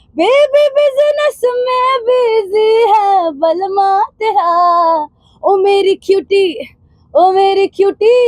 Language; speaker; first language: Hindi; non-native, local second language; Punjabi